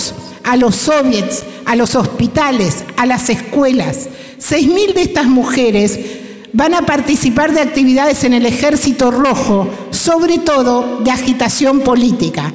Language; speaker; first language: Spanish; native; Spanish